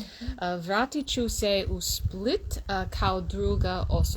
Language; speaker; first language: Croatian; non-native, learner; English